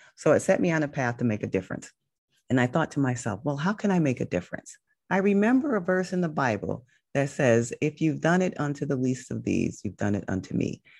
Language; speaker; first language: English; native; English